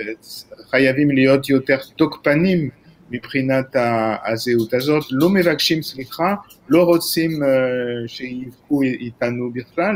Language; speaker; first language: Hebrew; non-native, fluent; French